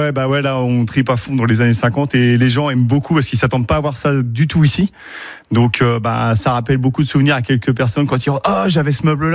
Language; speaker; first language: French; native; French